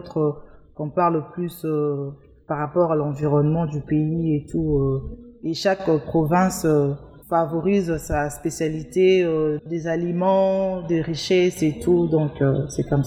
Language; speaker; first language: French; non-native, local second language; Luba-Lulua